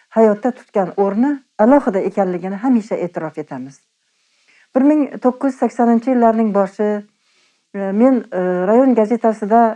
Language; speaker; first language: Uzbek; native; Uzbek